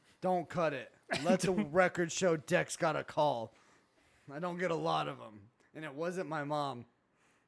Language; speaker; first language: English; native; English